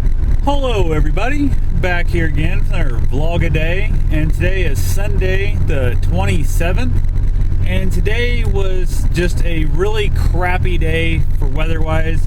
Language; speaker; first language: English; native; English